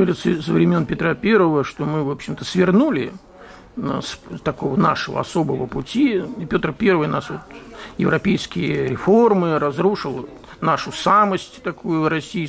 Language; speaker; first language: Russian; native; Russian